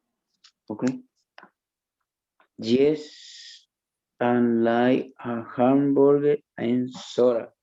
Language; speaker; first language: English; non-native, learner; Spanish